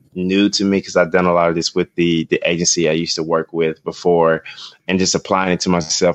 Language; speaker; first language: English; native; English